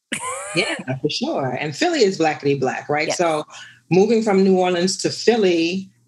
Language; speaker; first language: English; native; English